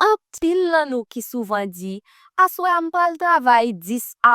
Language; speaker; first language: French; non-native, learner; Haitian Creole